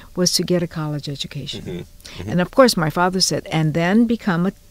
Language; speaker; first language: English; native; English